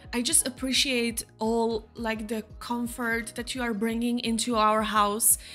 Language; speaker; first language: English; non-native, fluent; Slovak